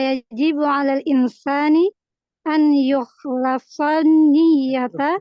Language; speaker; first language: Arabic; non-native, learner; Indonesian